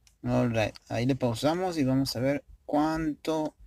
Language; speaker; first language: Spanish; early bilingual, heritage; Spanish